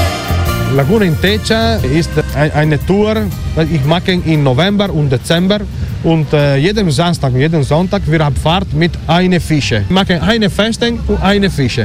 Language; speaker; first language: German; non-native, learner; Italian